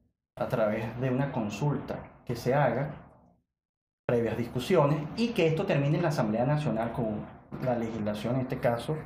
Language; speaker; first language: Spanish; native; Spanish